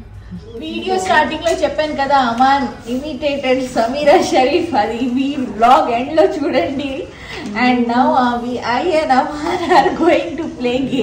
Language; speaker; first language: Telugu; non-native, local second language; Urdu